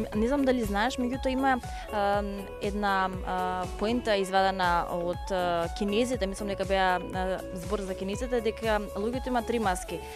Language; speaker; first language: Macedonian; native; Macedonian